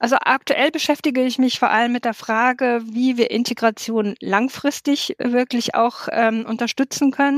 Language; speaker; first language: German; native; German